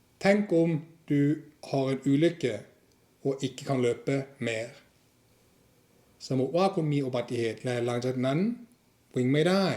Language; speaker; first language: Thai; non-native, fluent; Norwegian